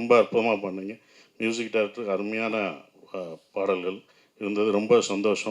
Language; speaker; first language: Tamil; native; Tamil